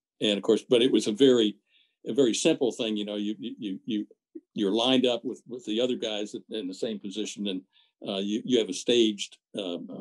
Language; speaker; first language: English; native; English